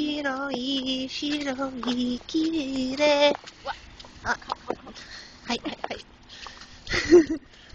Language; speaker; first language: Japanese; non-native, learner; English